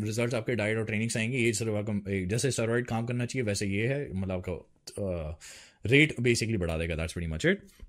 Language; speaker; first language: Hindi; native; Hindi